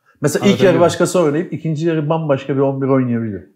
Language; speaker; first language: Turkish; native; Turkish